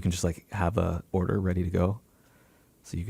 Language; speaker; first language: English; native; English